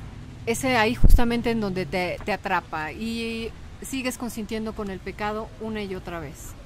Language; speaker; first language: Spanish; native; Spanish